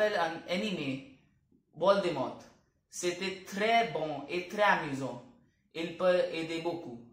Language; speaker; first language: French; non-native, learner; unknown